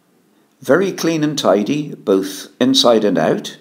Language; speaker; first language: English; native; English